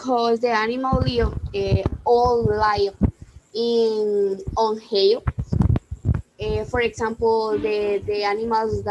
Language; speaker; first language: English; non-native, learner; Spanish